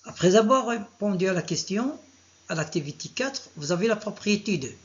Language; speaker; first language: French; non-native, local second language; Arabic